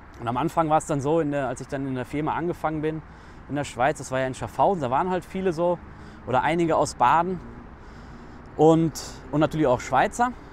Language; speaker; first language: German; native; German